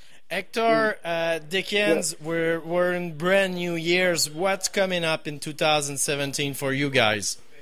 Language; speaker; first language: English; non-native, fluent; French